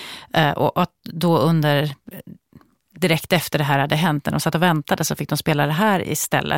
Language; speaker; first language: Swedish; native; Swedish